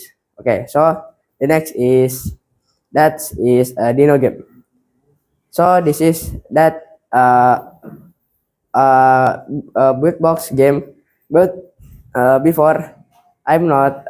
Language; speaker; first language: English; non-native, learner; Indonesian